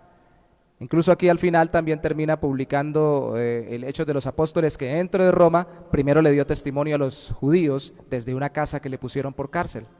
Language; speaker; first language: Spanish; native; Spanish